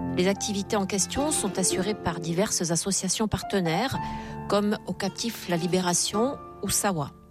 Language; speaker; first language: French; native; French